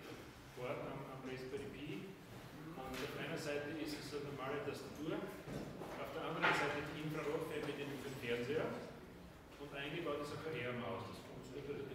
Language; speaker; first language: German; native; German